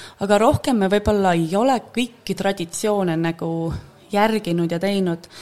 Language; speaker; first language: Estonian; native; Estonian